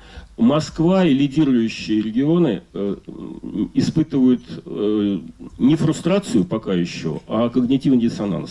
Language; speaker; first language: Russian; native; Russian